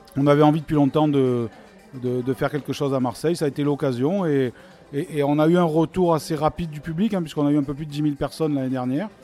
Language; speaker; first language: French; native; French